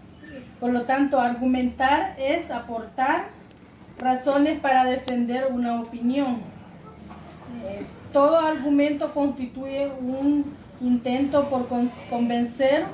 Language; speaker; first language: Spanish; native; Spanish